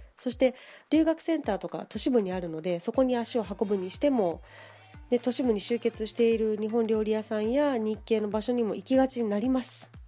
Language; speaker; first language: Japanese; native; Japanese